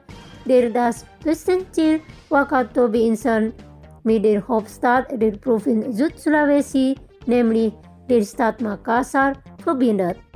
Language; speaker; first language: German; non-native, fluent; Indonesian